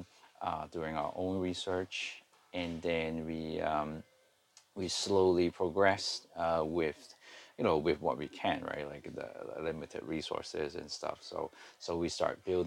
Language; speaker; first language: English; non-native, local second language; Cantonese